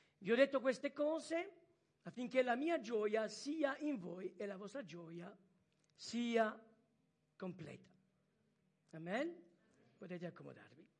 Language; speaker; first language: Italian; early bilingual, heritage; French